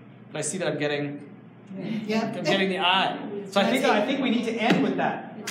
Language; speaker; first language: English; native; English